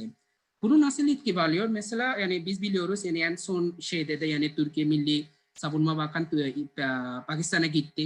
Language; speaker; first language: Turkish; non-native, learner; Bangla